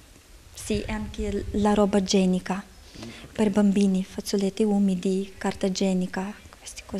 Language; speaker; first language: Italian; non-native, fluent; Ukrainian